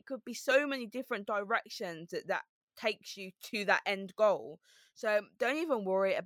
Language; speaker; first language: English; native; English